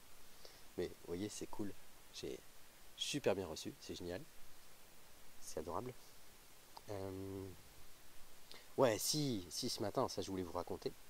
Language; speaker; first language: French; native; French